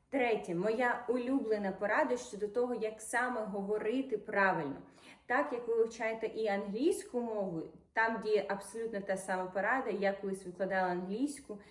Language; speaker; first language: Ukrainian; non-native, local second language; Russian